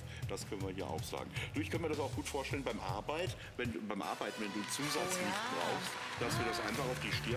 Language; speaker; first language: German; native; German